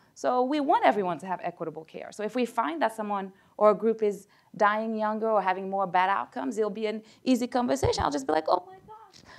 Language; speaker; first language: English; early bilingual, other home language; Haitian Creole